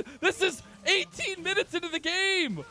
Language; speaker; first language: English; native; English